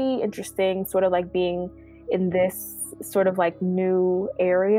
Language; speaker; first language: English; native; English